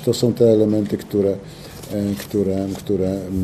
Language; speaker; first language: Polish; native; Polish